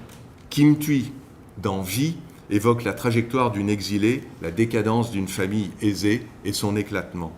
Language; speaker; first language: French; native; French